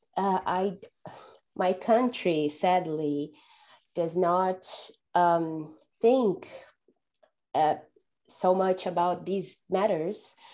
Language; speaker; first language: English; non-native, fluent; Portuguese